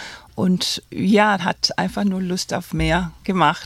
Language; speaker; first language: German; non-native, fluent; Spanish